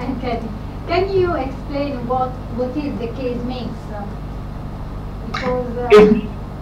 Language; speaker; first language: English; non-native, fluent; Italian